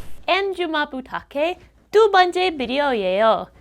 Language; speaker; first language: Korean; non-native, fluent; English